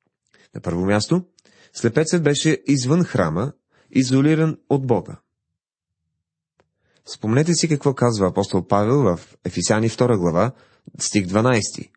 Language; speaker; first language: Bulgarian; native; Bulgarian